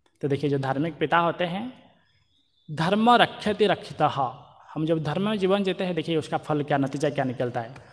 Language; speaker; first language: Hindi; non-native, local second language; Marathi